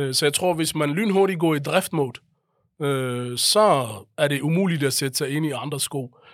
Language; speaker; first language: Danish; early bilingual, other home language; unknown